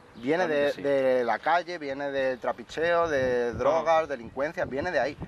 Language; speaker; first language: Spanish; native; Spanish